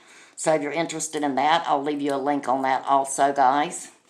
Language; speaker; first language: English; native; English